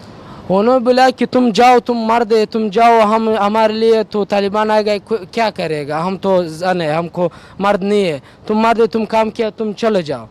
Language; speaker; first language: Hindi; non-native, learner; Pashto